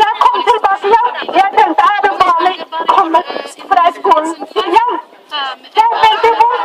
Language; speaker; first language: Norwegian; non-native, learner; Somali